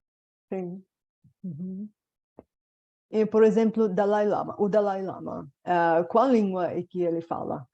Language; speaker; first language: Portuguese; non-native, fluent; Bulgarian